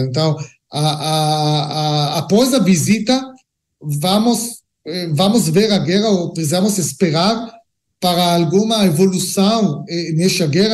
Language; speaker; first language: Portuguese; non-native, learner; Hebrew